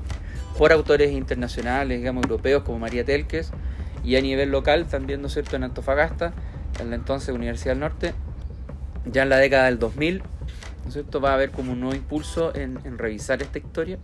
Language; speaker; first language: Spanish; native; Spanish